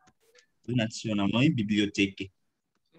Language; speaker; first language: Russian; non-native, learner; Indonesian